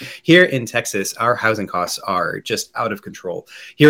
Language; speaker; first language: English; native; English